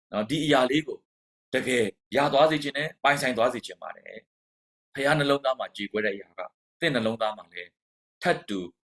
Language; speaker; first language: Burmese; non-native, local second language; Hakha Chin